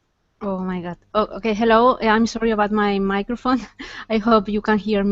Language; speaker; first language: English; non-native, fluent; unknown